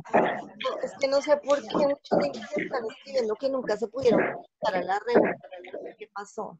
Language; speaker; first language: Spanish; native; Spanish